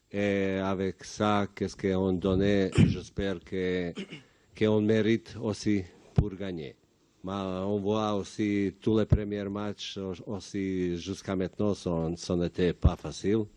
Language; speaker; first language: French; non-native, learner; Bosnian